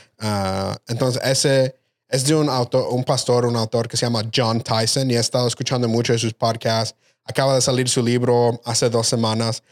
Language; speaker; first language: Spanish; early bilingual, heritage; Spanish